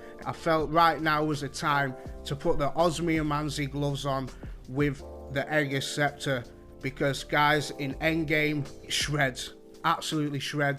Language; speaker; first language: English; native; English